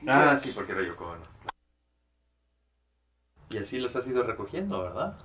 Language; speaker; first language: Spanish; native; Spanish